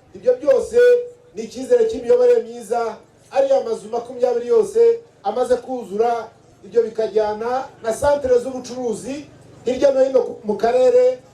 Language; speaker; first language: Kinyarwanda; native; Kinyarwanda